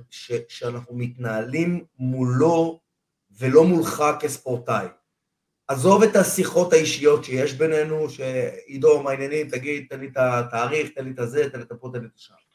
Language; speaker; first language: Hebrew; non-native, fluent; Spanish